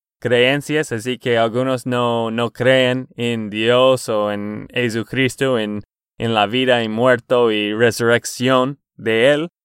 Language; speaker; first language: Spanish; non-native, learner; English